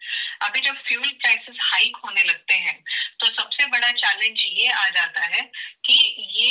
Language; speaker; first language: Hindi; native; Hindi